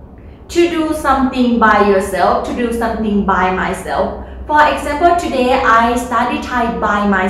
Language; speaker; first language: English; non-native, learner; Thai